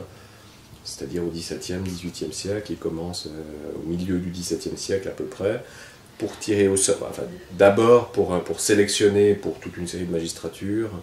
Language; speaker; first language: French; native; French